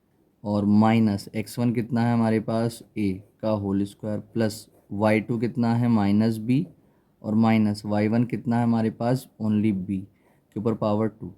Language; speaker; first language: Hindi; native; Hindi